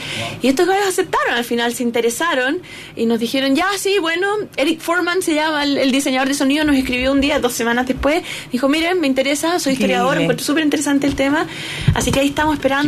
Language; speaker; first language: Spanish; native; Spanish